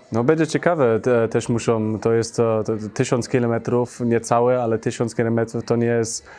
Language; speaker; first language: Polish; early bilingual, heritage; Polish